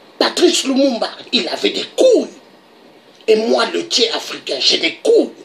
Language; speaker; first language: French; non-native, local second language; Lingala